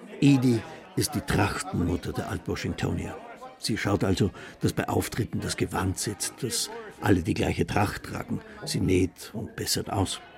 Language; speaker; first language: German; native; German